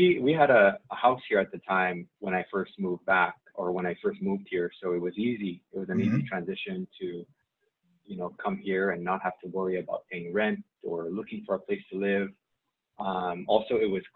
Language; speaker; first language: English; non-native, fluent; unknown